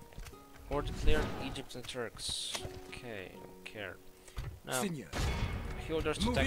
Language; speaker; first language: English; native; English